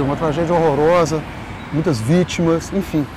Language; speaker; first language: Portuguese; native; Portuguese